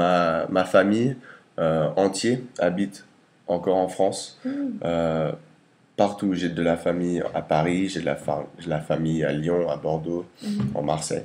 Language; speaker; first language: French; early bilingual, heritage; English